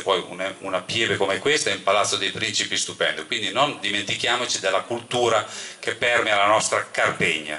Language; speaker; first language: Italian; native; Italian